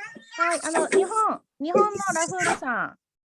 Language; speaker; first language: Japanese; non-native, fluent; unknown